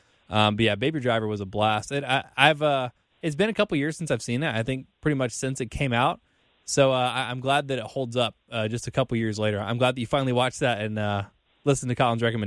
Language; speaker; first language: English; native; English